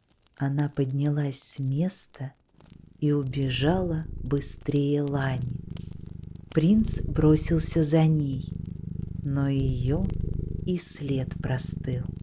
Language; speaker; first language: Russian; native; Russian